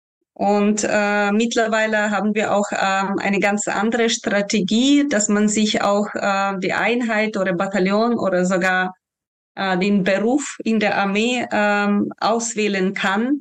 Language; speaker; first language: German; non-native, fluent; Ukrainian